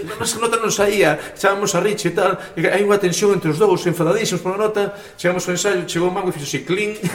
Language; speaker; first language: Galician; native; Galician